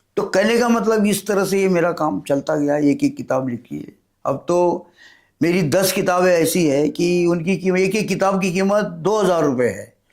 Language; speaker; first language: Hindi; non-native, local second language; Marathi